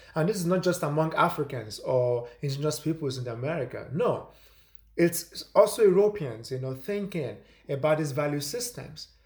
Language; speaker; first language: English; non-native, local second language; Igbo